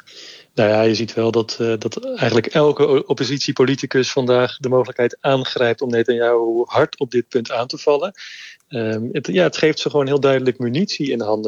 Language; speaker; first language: Dutch; native; Dutch